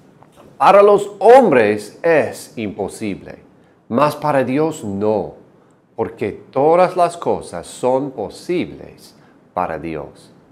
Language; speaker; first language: Spanish; non-native, fluent; English